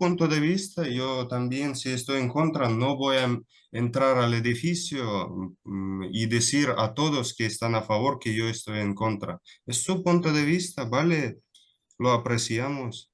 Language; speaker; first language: Spanish; non-native, fluent; Russian